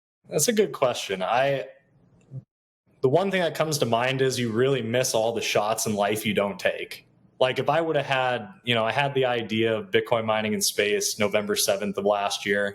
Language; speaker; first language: English; native; English